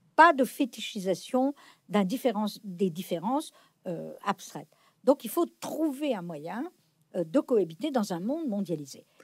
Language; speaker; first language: French; native; French